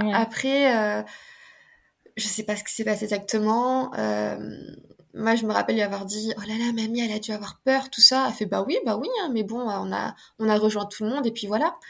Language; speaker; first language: French; early bilingual, other home language; Khmer